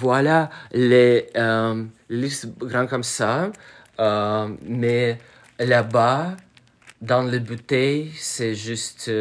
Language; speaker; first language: French; non-native, learner; Russian